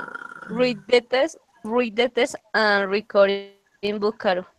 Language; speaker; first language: English; non-native, learner; Spanish